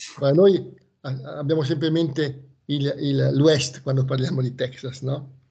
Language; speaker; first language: Italian; native; Italian